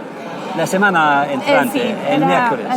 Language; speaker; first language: Spanish; non-native, fluent; German